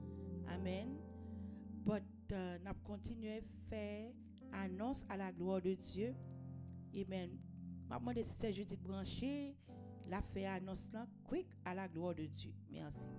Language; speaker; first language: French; non-native, local second language; Haitian Creole